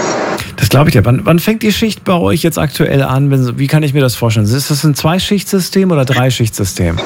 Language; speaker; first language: German; native; German